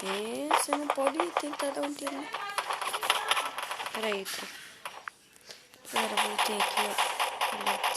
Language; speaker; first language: Portuguese; native; Portuguese